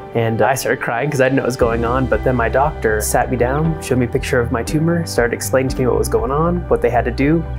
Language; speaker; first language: English; native; English